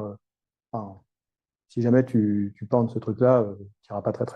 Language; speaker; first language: French; native; French